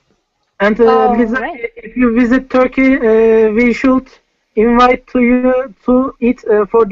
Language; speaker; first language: English; non-native, learner; Turkish